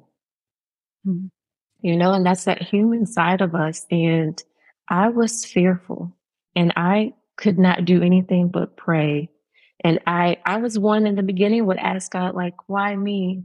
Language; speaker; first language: English; native; English